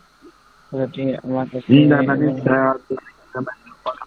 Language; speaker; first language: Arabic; non-native, learner; Bangla